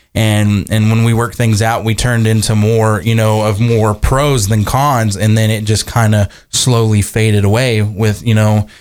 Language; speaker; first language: English; native; English